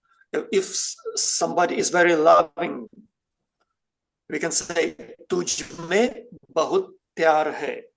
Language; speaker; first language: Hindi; non-native, fluent; Ukrainian